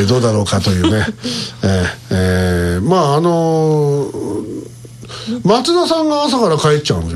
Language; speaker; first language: Japanese; native; Japanese